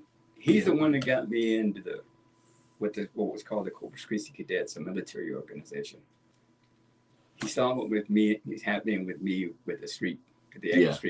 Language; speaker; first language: English; native; English